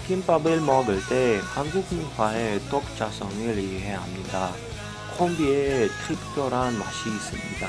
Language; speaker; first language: Korean; non-native, learner; Russian